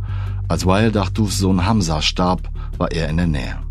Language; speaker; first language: German; native; German